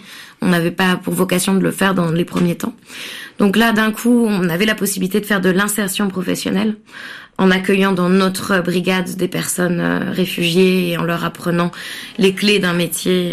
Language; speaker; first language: French; native; French